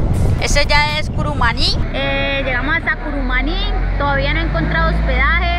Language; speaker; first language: Spanish; native; Spanish